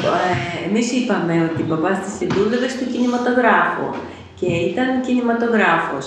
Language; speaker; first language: Greek; non-native, fluent; Ukrainian